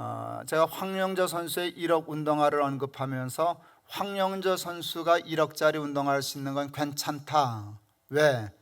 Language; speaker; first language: Korean; native; Korean